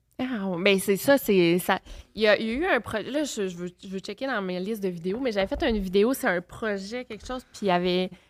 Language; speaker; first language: French; native; French